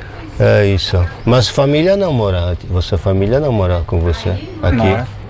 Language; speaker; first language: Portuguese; non-native, learner; Polish